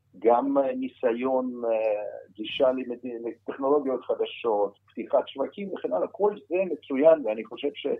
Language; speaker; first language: Hebrew; non-native, fluent; Russian